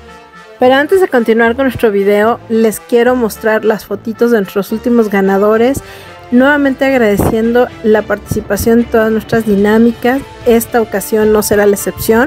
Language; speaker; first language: Spanish; native; Spanish